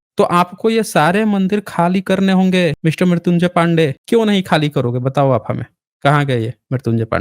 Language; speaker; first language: Hindi; native; Hindi